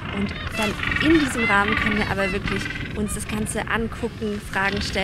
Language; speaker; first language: German; native; German